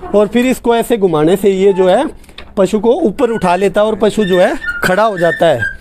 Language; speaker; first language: Hindi; native; Hindi